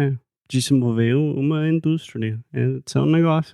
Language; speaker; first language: Portuguese; non-native, fluent; English